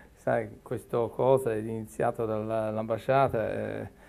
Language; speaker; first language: Italian; non-native, learner; English